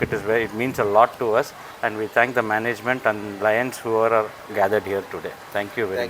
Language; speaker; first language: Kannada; native; Kannada